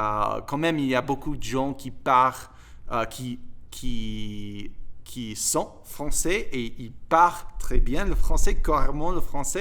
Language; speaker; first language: French; non-native, fluent; English